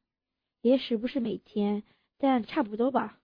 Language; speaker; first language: Chinese; early bilingual, heritage; English